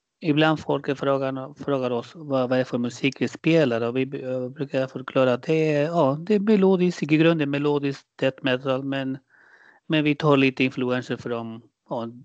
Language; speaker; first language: Swedish; non-native, fluent; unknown